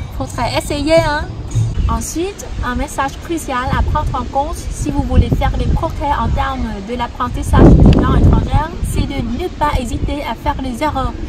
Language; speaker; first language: French; non-native, fluent; Vietnamese